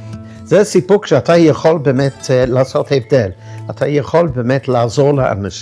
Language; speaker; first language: Hebrew; non-native, fluent; English